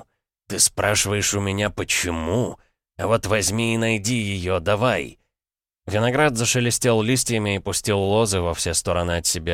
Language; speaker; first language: Russian; native; Russian